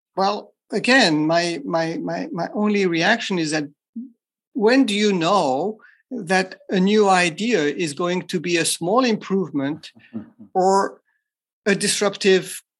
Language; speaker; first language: English; non-native, fluent; French